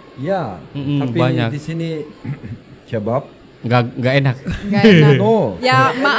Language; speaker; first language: Indonesian; non-native, learner; Turkish